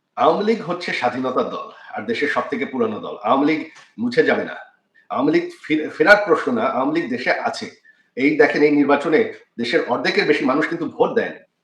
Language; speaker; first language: Bangla; early bilingual, heritage; Bangla